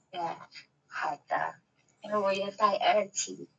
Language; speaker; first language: Chinese; non-native, learner; Indonesian